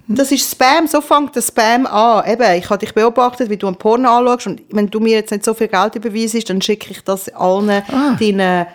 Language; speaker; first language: German; early bilingual, other home language; Persian